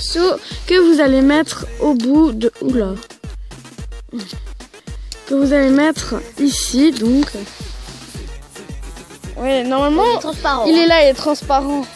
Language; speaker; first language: French; native; French